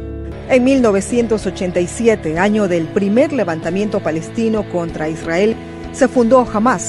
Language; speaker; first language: Spanish; native; Spanish